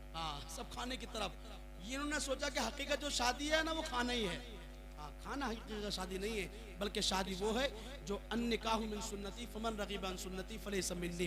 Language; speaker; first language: Hindi; native; Hindi